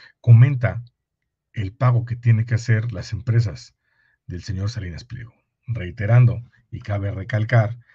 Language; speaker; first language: Spanish; native; Spanish